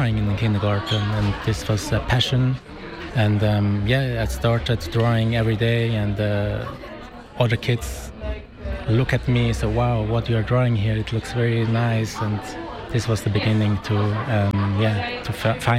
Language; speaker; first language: English; non-native, fluent; Persian